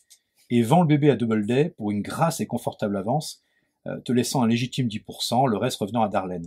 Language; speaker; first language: French; native; French